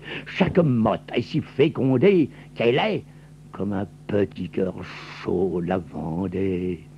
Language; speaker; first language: French; native; French